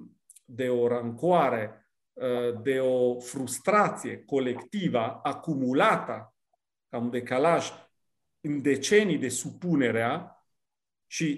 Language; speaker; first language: Romanian; non-native, fluent; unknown